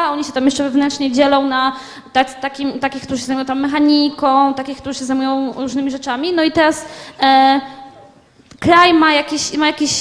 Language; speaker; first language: Polish; native; Polish